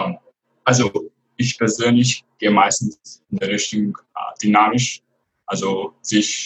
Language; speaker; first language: German; non-native, fluent; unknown